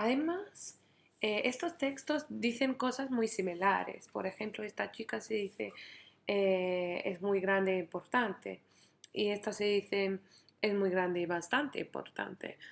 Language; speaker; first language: Spanish; non-native, fluent; English